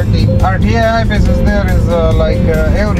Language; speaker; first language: English; non-native, fluent; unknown